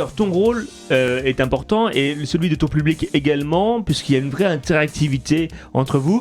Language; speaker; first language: French; native; French